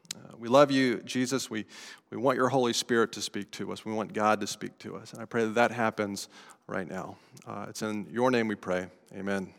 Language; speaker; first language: English; native; English